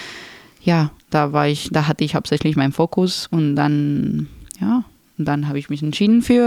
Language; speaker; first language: German; non-native, fluent; Spanish